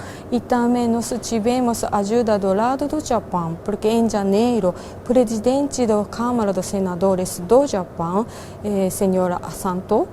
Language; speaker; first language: Portuguese; non-native, fluent; Japanese